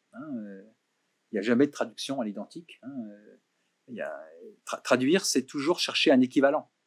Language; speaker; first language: French; native; French